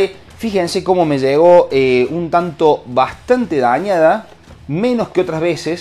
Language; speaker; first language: Spanish; native; Spanish